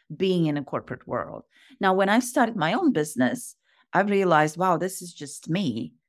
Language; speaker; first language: English; non-native, fluent; Russian